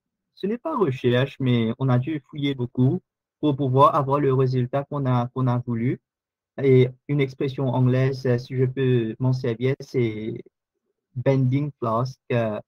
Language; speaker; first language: French; non-native, local second language; Morisyen